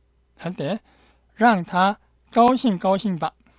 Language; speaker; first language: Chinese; non-native, fluent; Korean